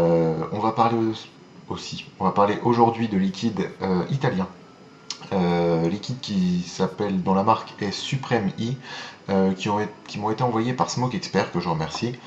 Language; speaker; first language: French; native; French